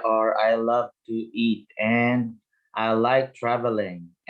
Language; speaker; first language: English; non-native, learner; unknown